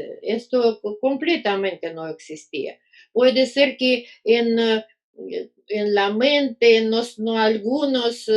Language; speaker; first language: Spanish; non-native, fluent; Russian